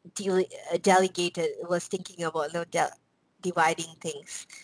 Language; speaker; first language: English; non-native, local second language; Tamil